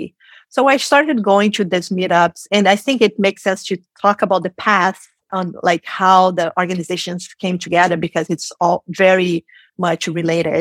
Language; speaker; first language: English; non-native, fluent; Portuguese